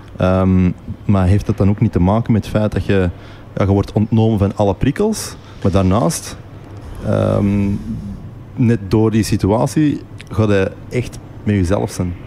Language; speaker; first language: Dutch; non-native, local second language; French